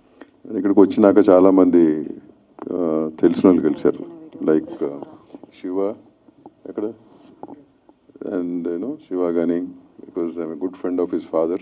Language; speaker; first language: Telugu; native; Telugu